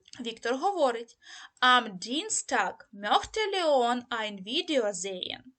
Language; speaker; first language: German; non-native, learner; Ukrainian